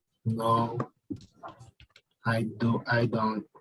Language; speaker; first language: English; non-native, learner; Portuguese